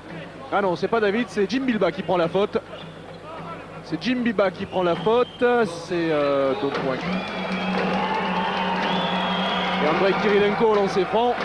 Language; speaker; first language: French; native; French